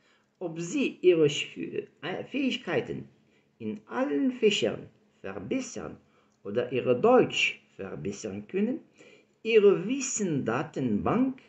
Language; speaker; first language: German; non-native, fluent; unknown